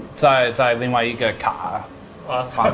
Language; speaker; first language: Chinese; non-native, learner; English